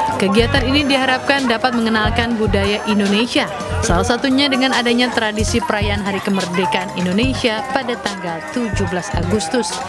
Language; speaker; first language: Indonesian; native; Indonesian